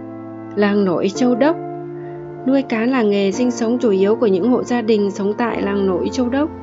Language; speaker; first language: Vietnamese; native; Vietnamese